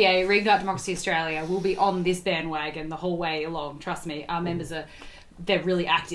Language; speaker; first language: English; native; English